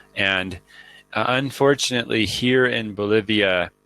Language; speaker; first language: English; native; English